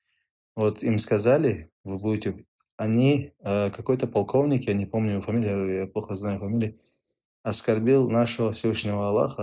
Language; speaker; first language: Russian; non-native, local second language; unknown